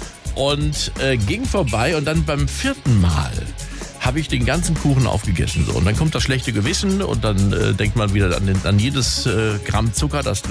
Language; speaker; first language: German; native; German